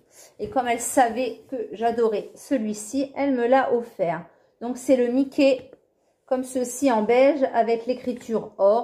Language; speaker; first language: French; native; French